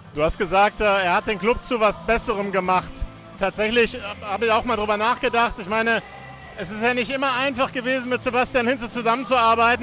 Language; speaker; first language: German; native; German